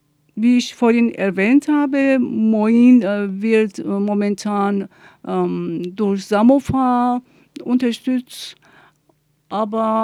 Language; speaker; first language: German; non-native, fluent; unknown